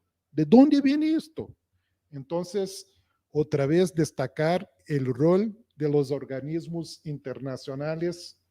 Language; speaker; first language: Spanish; non-native, fluent; Portuguese